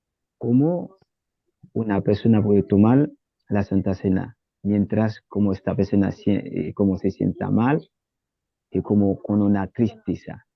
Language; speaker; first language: Spanish; non-native, learner; Haitian Creole